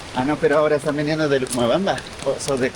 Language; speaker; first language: Spanish; native; Spanish